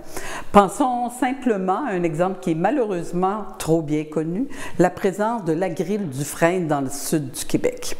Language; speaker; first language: French; native; French